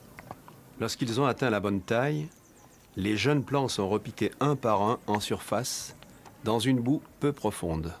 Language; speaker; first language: French; native; French